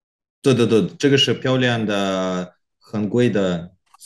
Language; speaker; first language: Chinese; non-native, learner; Korean